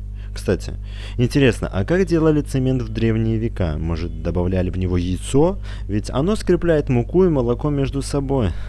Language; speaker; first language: Russian; native; Russian